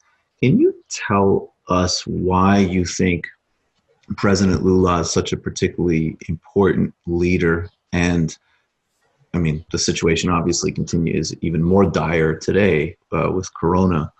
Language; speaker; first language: English; native; English